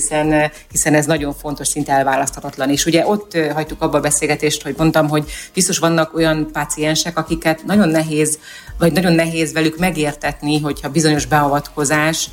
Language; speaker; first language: Hungarian; native; Hungarian